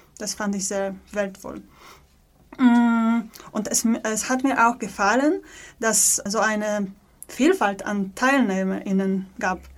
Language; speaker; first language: German; non-native, fluent; Polish